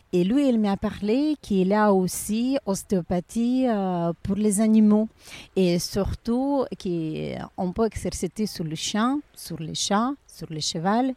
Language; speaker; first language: French; non-native, learner; Ukrainian